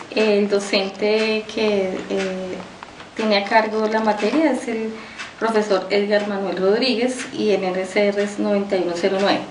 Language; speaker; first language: Spanish; native; Spanish